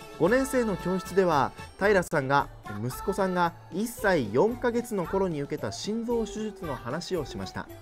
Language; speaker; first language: Japanese; native; Japanese